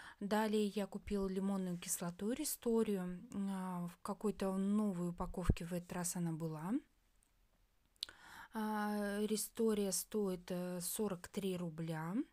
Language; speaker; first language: Russian; native; Russian